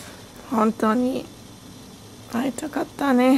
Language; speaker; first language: Japanese; non-native, learner; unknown